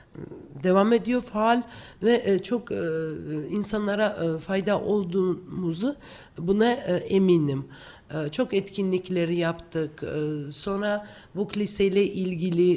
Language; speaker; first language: Turkish; non-native, fluent; Georgian